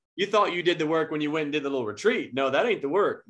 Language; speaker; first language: English; native; English